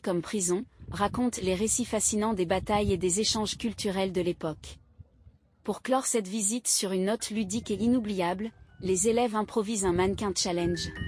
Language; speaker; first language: French; native; French